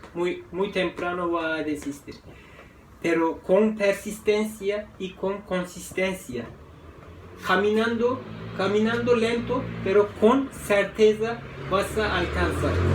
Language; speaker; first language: Spanish; non-native, fluent; Turkish